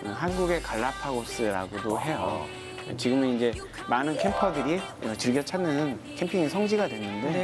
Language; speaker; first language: Korean; native; Korean